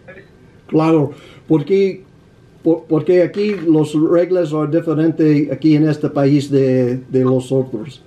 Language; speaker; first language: Spanish; non-native, learner; English